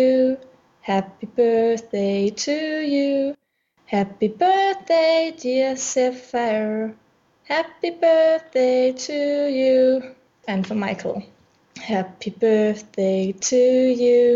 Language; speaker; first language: English; non-native, fluent; Danish